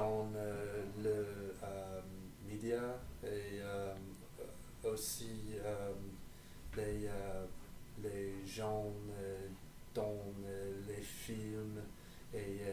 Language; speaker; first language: French; non-native, learner; English